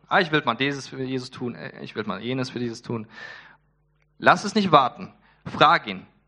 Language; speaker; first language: German; early bilingual, other home language; Polish